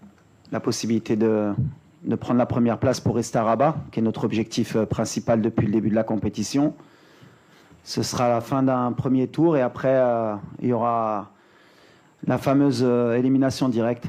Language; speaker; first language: French; native; French